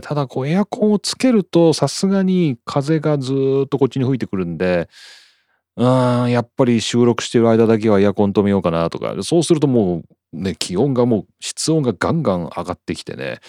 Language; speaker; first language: Japanese; native; Japanese